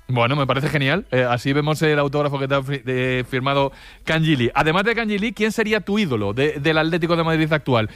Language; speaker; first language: Spanish; native; Spanish